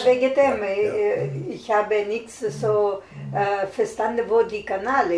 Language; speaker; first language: German; non-native, learner; Italian